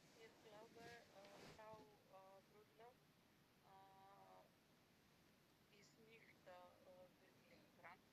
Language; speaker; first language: German; non-native, learner; Macedonian